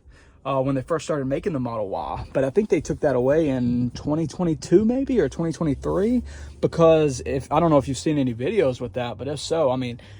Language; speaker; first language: English; native; English